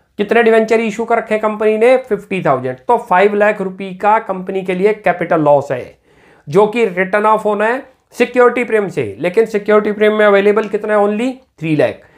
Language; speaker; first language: Hindi; native; Hindi